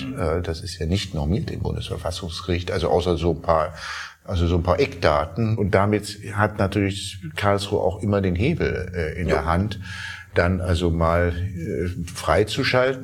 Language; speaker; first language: German; native; German